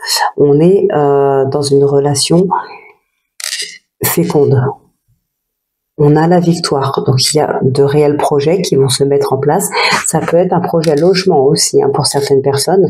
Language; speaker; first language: French; native; French